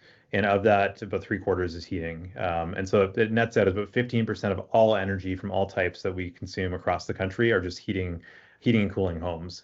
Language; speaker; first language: English; native; English